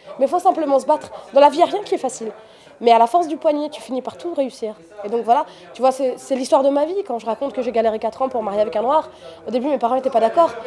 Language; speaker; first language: French; native; French